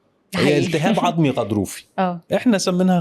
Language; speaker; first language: Arabic; native; Arabic